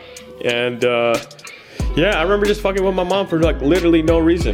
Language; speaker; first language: English; native; English